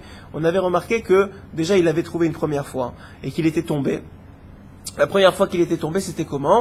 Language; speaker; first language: French; native; French